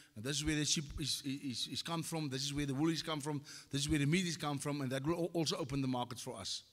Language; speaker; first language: English; non-native, local second language; Afrikaans